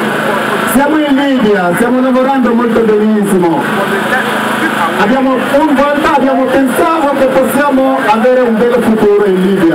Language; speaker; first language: Italian; non-native, learner; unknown